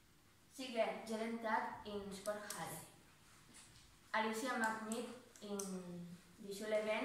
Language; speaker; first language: German; non-native, learner; Catalan